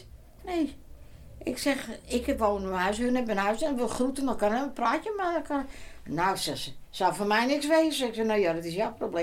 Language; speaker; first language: Dutch; native; Dutch